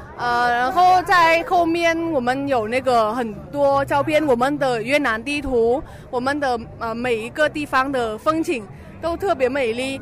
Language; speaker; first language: Chinese; non-native, learner; Vietnamese